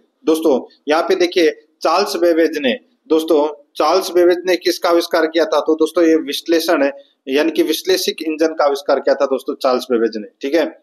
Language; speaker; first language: Hindi; native; Hindi